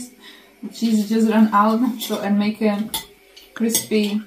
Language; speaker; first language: English; non-native, learner; Czech